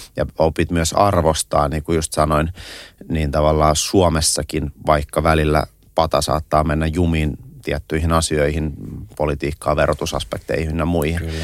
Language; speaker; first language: Finnish; early bilingual, other home language; Russian